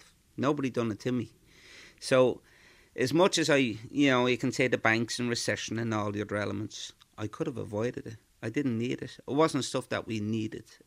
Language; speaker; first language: English; native; English